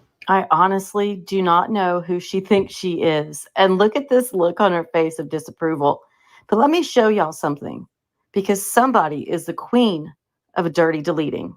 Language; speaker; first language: English; native; English